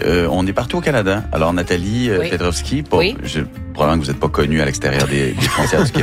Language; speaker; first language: French; native; French